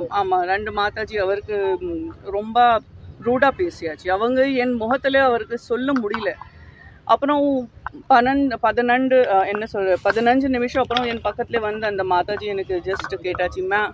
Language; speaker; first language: Tamil; non-native, learner; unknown